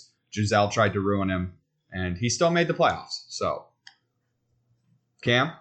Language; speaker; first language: English; native; English